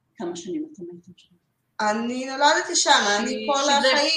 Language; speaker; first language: Hebrew; non-native, learner; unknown